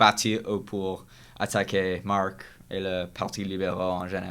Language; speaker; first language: French; non-native, local second language; English